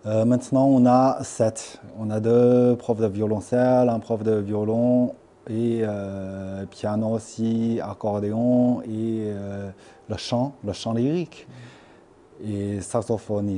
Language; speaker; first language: French; non-native, fluent; Chinese